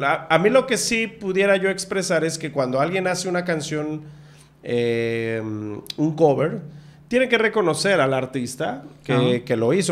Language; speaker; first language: Spanish; native; Spanish